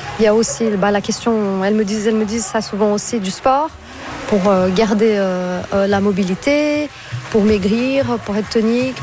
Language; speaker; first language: French; non-native, fluent; Portuguese